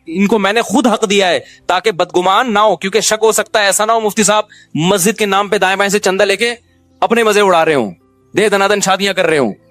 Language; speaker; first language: Urdu; native; Urdu